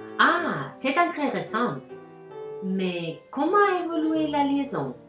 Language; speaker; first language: French; non-native, learner; Spanish